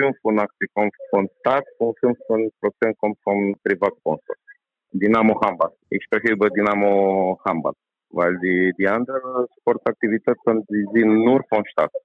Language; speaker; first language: German; non-native, learner; Romanian